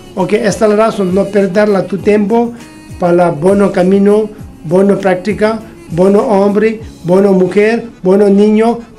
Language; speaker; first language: Spanish; non-native, learner; Tibetan